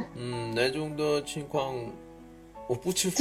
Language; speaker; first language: Chinese; non-native, learner; Korean